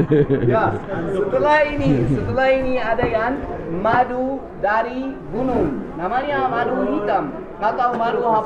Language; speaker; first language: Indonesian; non-native, learner; Turkish